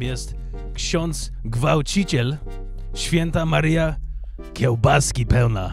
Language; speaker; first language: Polish; early bilingual, heritage; English